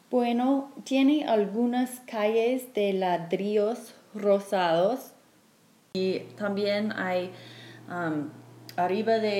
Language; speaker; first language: Spanish; non-native, fluent; English